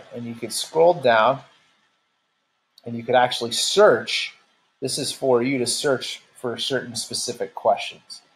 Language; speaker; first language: English; native; English